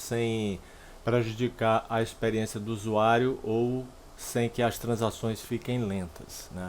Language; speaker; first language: Portuguese; native; Portuguese